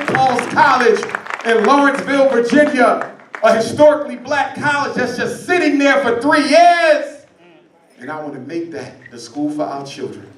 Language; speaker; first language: English; native; English